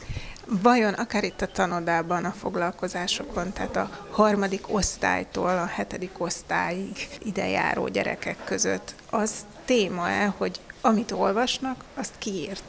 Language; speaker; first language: Hungarian; native; Hungarian